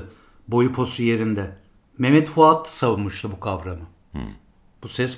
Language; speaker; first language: Turkish; native; Turkish